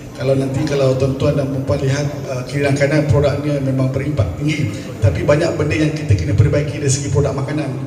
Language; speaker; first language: Malay; native; Malay